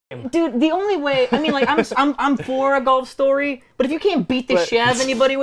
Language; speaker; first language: English; native; English